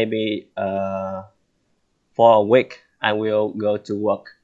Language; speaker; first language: English; non-native, learner; Vietnamese